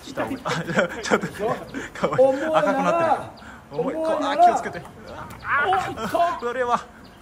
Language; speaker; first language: Japanese; native; Japanese